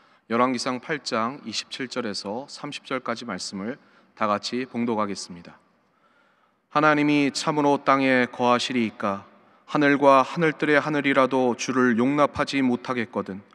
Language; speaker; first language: Korean; native; Korean